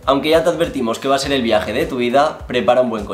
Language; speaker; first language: Spanish; native; Spanish